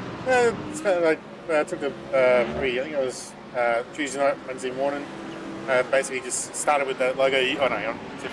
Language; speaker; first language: English; native; English